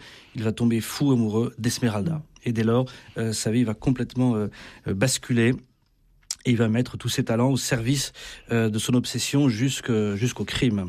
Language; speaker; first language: French; native; French